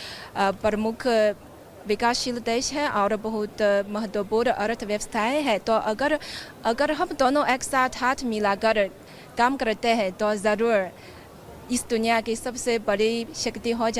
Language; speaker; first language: Hindi; non-native, fluent; Chinese